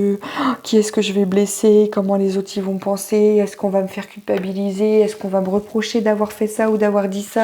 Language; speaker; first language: French; native; French